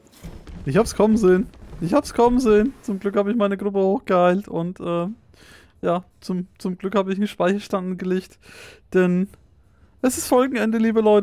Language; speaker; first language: German; native; German